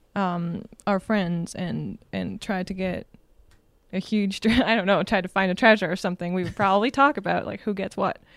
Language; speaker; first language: English; non-native, fluent; German